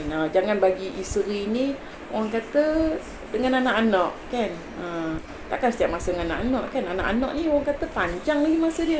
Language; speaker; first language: Malay; native; Malay